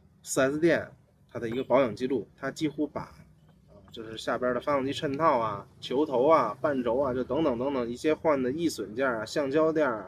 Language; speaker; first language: Chinese; native; Chinese